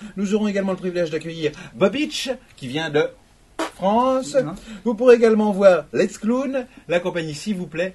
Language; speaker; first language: French; native; French